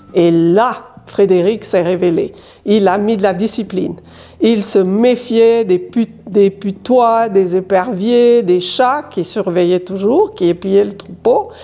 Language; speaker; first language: French; native; French